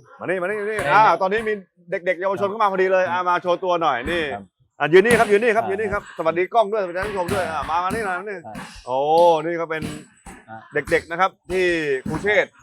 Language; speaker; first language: Thai; native; Thai